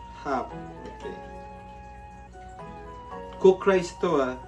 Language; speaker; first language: English; non-native, local second language; Filipino